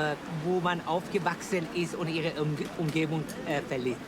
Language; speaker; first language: German; non-native, fluent; Persian